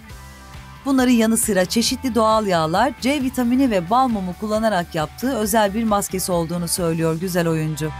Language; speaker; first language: Turkish; native; Turkish